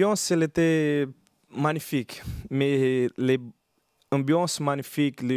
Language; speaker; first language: French; non-native, learner; Portuguese